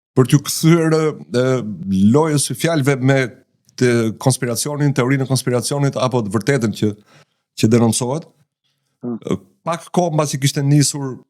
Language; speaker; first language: Albanian; native; Albanian